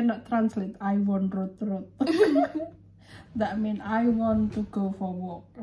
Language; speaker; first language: English; non-native, fluent; Indonesian